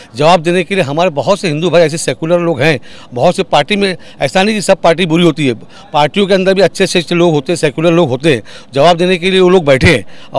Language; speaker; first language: Hindi; non-native, local second language; Urdu